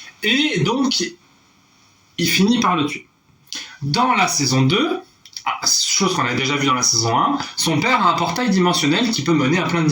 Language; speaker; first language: French; native; French